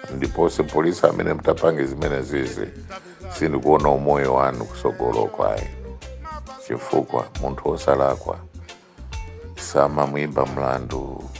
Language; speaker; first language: Nyanja; non-native, local second language; Tumbuka